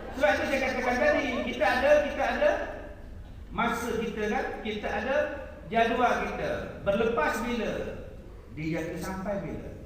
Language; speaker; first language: Malay; native; Malay